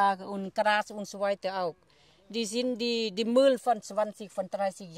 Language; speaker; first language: German; non-native, fluent; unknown